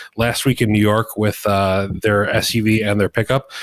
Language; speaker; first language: English; native; English